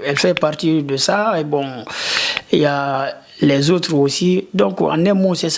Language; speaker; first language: French; non-native, local second language; Susu